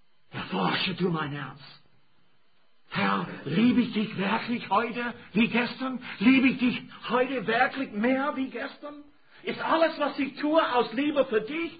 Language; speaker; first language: German; non-native, fluent; English